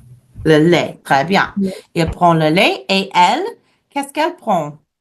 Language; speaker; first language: French; non-native, fluent; English